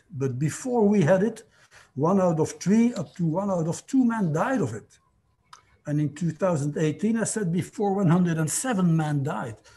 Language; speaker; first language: English; non-native, fluent; Dutch